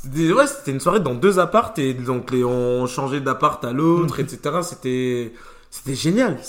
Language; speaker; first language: French; native; French